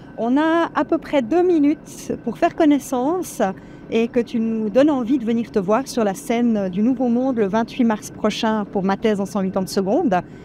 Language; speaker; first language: French; native; French